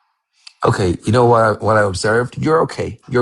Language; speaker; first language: English; non-native, fluent; Amharic